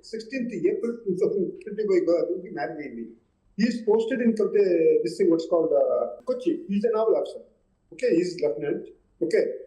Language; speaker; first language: English; non-native, local second language; Telugu